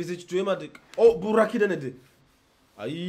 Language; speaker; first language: Turkish; non-native, fluent; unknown